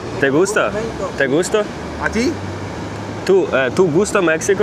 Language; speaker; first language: Spanish; non-native, learner; Ukrainian